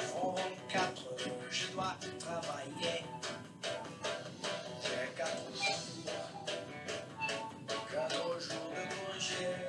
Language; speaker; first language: French; non-native, learner; Portuguese